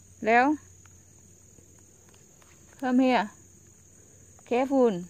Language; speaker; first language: English; non-native, learner; Vietnamese